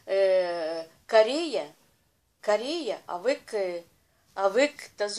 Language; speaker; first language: French; non-native, learner; Russian